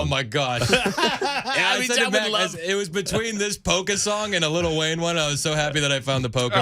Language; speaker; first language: English; native; English